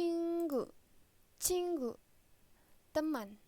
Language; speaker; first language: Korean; non-native, fluent; Indonesian